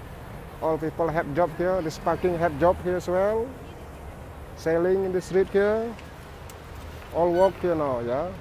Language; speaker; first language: English; non-native, learner; Indonesian